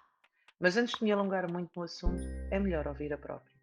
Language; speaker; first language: Portuguese; native; Portuguese